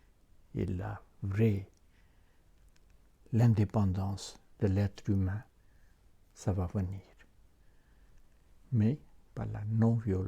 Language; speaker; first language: French; non-native, fluent; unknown